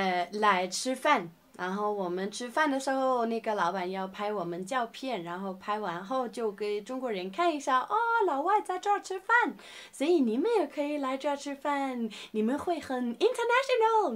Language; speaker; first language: Chinese; non-native, learner; Norwegian